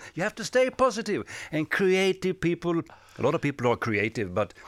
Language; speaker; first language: English; non-native, fluent; Swedish